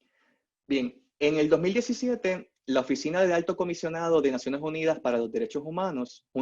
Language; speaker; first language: Spanish; native; Spanish